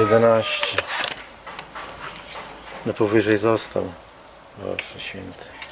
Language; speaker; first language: Polish; native; Polish